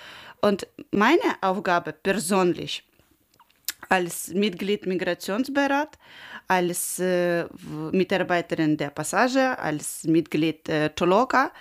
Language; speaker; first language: German; non-native, learner; Ukrainian